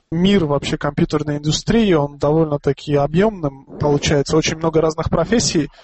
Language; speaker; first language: Russian; non-native, local second language; Tajik